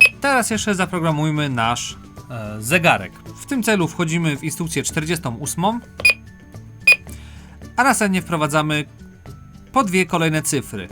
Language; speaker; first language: Polish; native; Polish